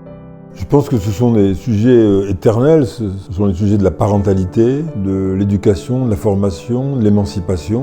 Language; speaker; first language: French; native; French